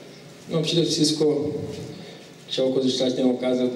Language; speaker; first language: Polish; non-native, learner; Portuguese